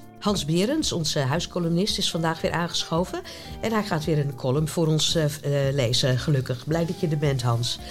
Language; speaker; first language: Dutch; native; Dutch